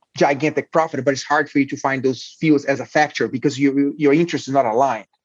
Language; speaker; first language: English; non-native, fluent; Portuguese